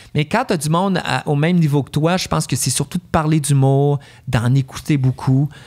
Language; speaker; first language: French; native; French